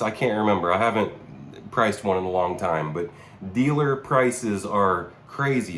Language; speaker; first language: English; native; English